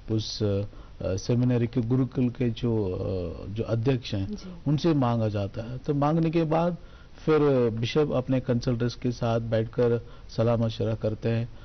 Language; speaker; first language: Hindi; non-native, local second language; Tamil